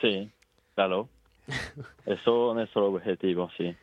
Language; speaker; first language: Spanish; non-native, fluent; Japanese